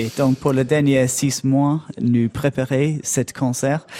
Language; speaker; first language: French; non-native, learner; English